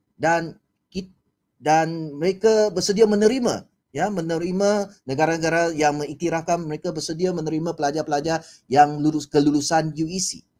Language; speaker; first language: Malay; non-native, local second language; Chinese